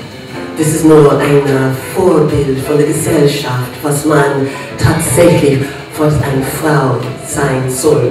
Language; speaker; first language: German; non-native, fluent; English